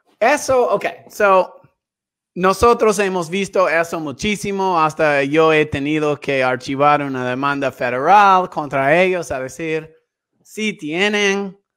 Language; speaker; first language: Spanish; non-native, fluent; English